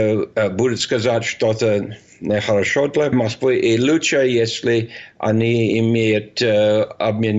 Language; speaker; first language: Russian; non-native, fluent; English